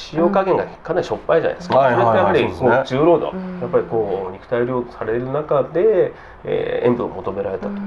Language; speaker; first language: Japanese; native; Japanese